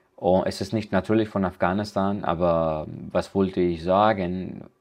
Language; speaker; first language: German; non-native, learner; Persian